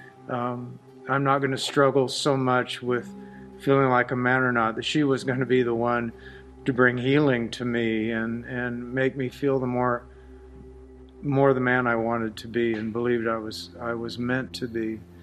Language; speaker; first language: English; native; English